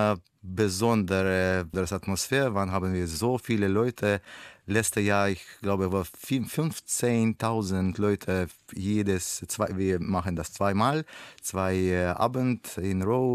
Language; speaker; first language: German; non-native, learner; Russian